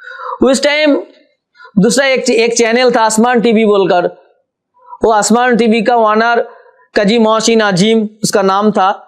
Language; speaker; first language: Hindi; non-native, local second language; Bangla